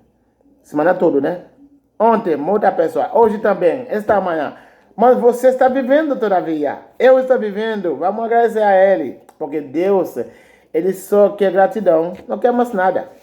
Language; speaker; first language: Portuguese; non-native, learner; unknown